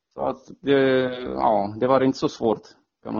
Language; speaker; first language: Swedish; non-native, fluent; Romanian